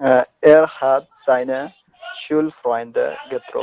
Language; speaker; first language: German; non-native, learner; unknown